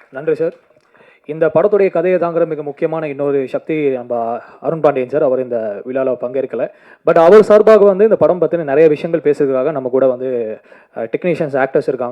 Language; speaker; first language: Tamil; native; Tamil